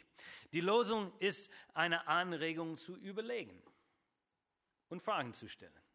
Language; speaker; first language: German; non-native, fluent; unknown